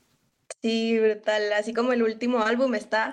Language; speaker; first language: Spanish; native; Spanish